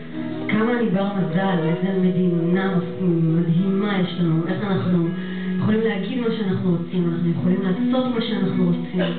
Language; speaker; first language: Hebrew; native; Hebrew